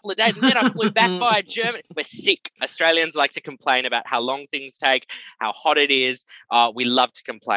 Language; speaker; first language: English; native; English